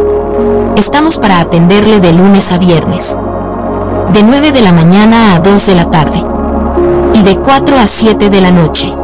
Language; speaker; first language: Spanish; native; Spanish